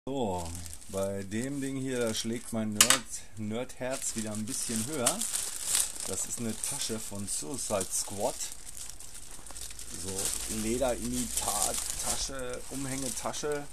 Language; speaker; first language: German; native; German